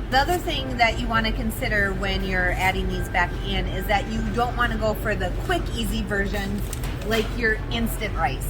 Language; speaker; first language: English; native; English